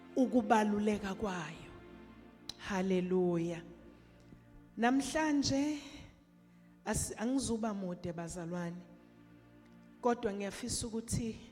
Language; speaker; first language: Zulu; native; Zulu